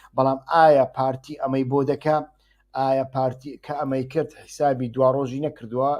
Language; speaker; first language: Central Kurdish; native; Central Kurdish